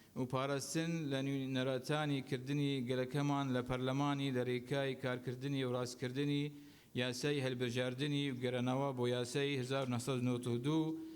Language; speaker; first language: Central Kurdish; non-native, local second language; Assyrian Neo-Aramaic